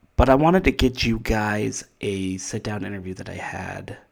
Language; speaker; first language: English; native; English